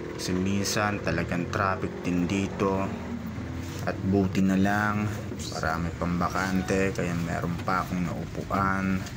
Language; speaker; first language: Filipino; non-native, local second language; Bikol